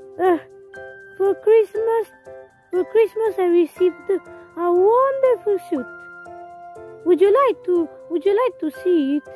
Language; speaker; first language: English; non-native, learner; Italian